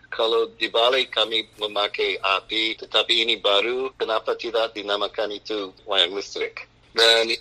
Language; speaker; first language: Indonesian; non-native, fluent; English